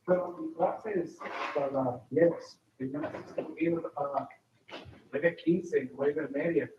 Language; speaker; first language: Spanish; non-native, learner; English